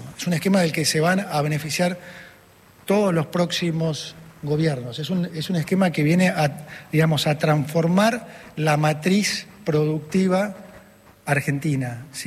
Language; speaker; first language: Spanish; native; Spanish